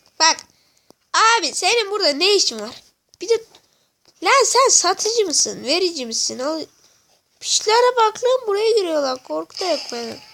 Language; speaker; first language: Turkish; native; Turkish